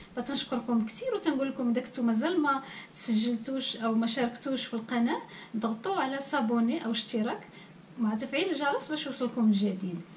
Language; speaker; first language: Arabic; native; Arabic